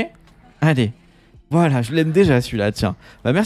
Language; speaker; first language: French; native; French